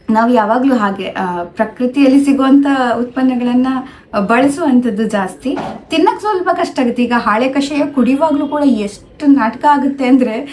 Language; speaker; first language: Kannada; non-native, local second language; Tulu